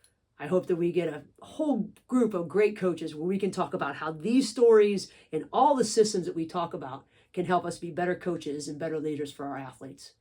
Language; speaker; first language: English; native; English